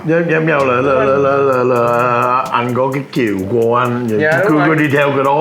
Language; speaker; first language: Vietnamese; early bilingual, heritage; English